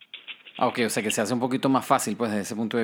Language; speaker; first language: Spanish; native; Spanish